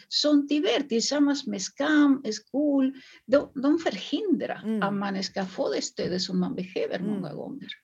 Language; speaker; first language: Swedish; non-native, fluent; Spanish